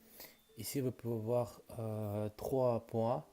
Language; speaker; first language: French; non-native, learner; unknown